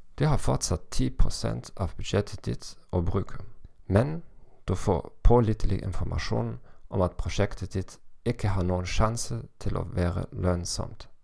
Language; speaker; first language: Norwegian; non-native, learner; German